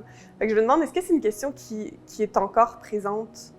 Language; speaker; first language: French; native; French